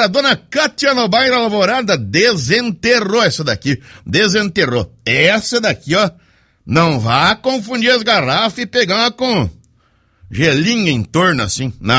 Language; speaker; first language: Portuguese; native; Portuguese